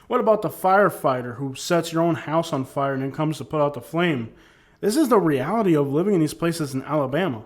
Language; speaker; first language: English; native; English